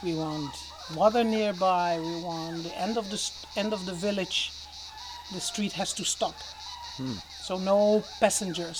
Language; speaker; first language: English; non-native, fluent; Dutch